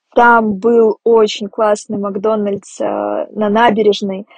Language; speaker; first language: Russian; native; Russian